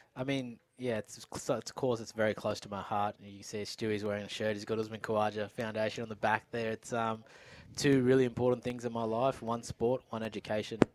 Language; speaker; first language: English; non-native, local second language; Urdu